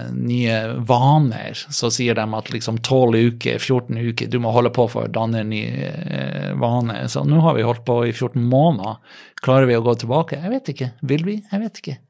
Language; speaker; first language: Norwegian; non-native, fluent; English